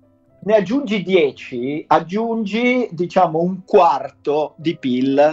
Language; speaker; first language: Italian; native; Italian